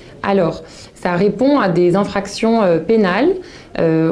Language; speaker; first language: French; native; French